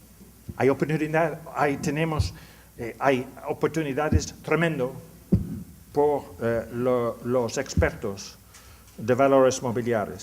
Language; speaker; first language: Spanish; non-native, learner; English